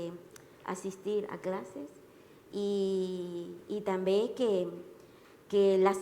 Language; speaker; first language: Catalan; non-native, learner; Spanish